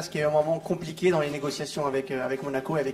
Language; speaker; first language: French; native; French